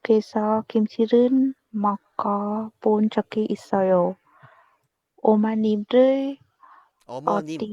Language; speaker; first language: Korean; non-native, learner; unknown